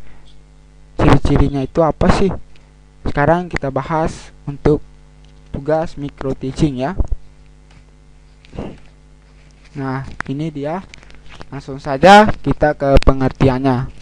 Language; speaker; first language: Indonesian; native; Indonesian